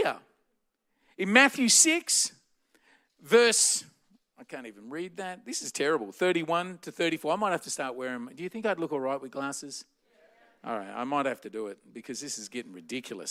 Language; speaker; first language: English; native; English